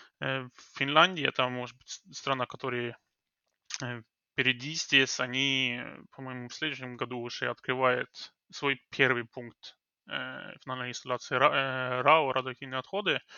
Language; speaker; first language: Russian; non-native, fluent; Norwegian